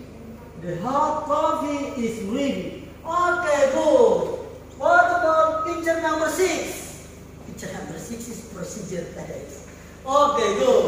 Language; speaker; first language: English; non-native, fluent; Indonesian